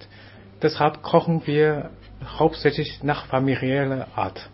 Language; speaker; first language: German; non-native, fluent; Chinese